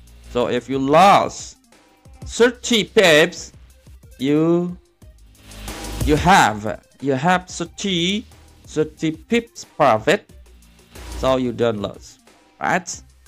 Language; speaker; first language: English; non-native, learner; Indonesian